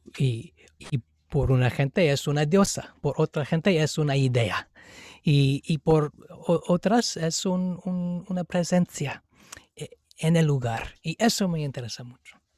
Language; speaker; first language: Spanish; non-native, fluent; English